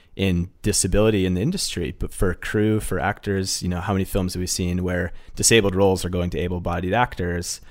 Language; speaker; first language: English; native; English